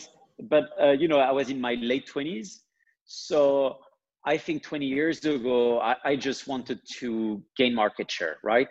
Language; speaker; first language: English; non-native, fluent; French